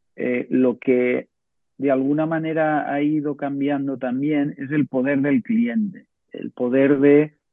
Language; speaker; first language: Spanish; native; Spanish